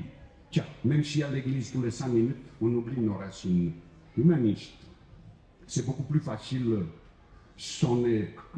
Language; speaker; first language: French; non-native, fluent; Croatian